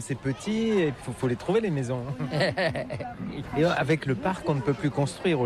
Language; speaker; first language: French; native; French